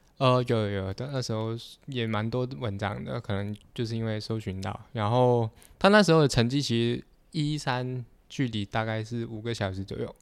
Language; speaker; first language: Chinese; non-native, local second language; Cantonese